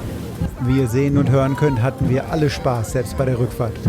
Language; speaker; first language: German; native; German